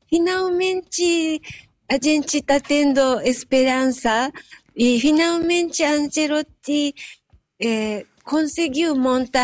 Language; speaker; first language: Portuguese; non-native, fluent; Japanese